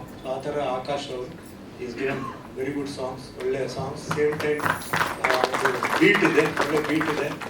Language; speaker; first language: Kannada; non-native, fluent; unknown